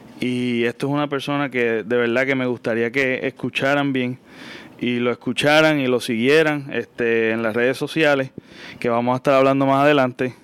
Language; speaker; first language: Spanish; native; Spanish